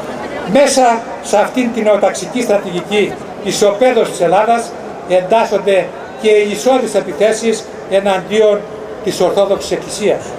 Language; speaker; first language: Greek; native; Greek